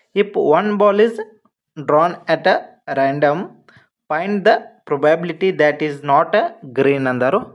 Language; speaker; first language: English; non-native, local second language; Kannada